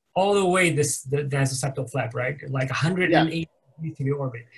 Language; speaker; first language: English; non-native, fluent; Portuguese